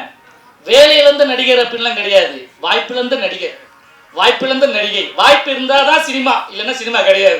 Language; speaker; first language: Tamil; native; Tamil